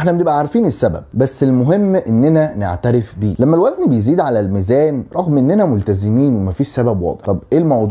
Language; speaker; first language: Arabic; native; Arabic